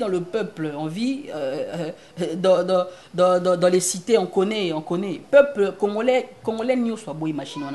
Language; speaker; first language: French; non-native, local second language; Lingala